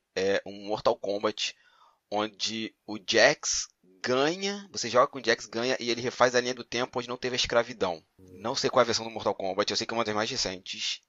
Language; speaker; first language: Portuguese; native; Portuguese